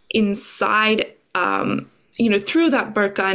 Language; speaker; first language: English; native; English